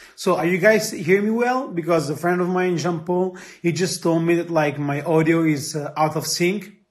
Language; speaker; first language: English; non-native, fluent; Italian